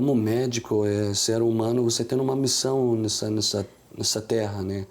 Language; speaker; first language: Portuguese; non-native, fluent; Arabic